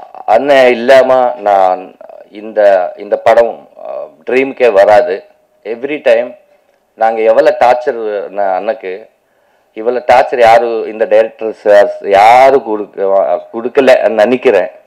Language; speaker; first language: Tamil; non-native, local second language; Telugu